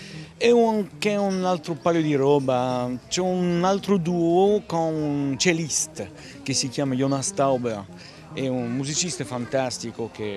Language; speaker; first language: Italian; early bilingual, heritage; French